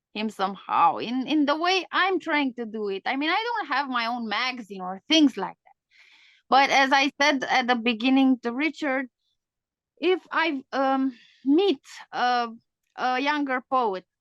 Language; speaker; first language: English; non-native, fluent; Romanian